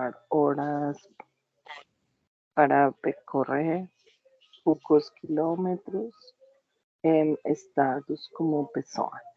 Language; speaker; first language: Portuguese; non-native, learner; Spanish